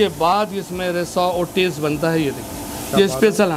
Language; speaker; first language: Hindi; native; Hindi